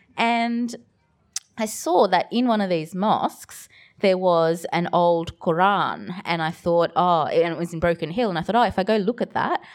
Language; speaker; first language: English; early bilingual, other home language; Bangla